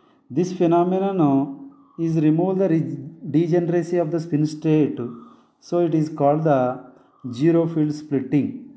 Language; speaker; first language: English; non-native, local second language; Telugu